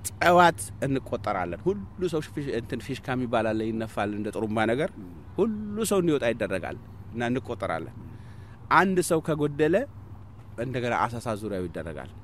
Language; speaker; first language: Amharic; non-native, local second language; Somali